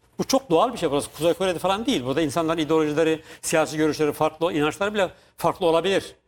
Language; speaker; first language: Turkish; native; Turkish